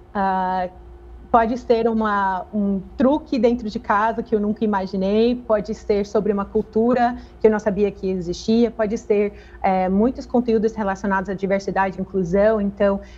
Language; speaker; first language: Portuguese; non-native, fluent; English